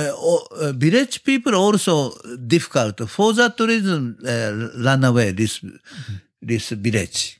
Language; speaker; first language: English; non-native, learner; Japanese